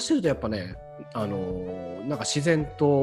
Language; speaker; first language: Japanese; native; Japanese